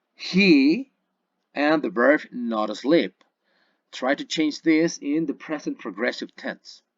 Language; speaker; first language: English; non-native, fluent; Spanish